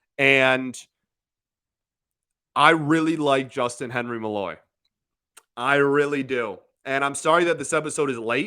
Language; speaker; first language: English; native; English